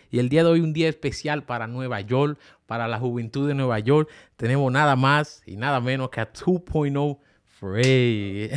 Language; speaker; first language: Spanish; early bilingual, heritage; Spanish